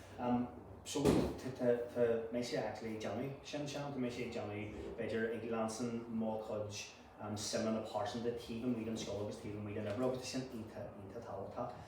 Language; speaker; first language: Irish; non-native, local second language; English